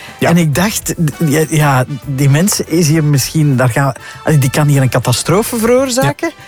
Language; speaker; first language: Dutch; native; Dutch